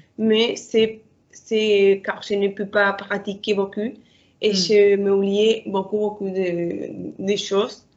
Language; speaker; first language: French; non-native, learner; Spanish